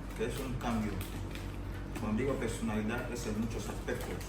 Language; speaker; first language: Spanish; native; Spanish